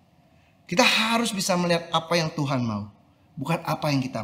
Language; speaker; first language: Indonesian; native; Indonesian